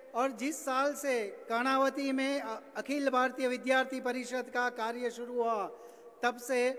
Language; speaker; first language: Hindi; non-native, local second language; Gujarati